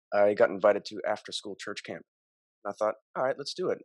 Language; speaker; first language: English; native; English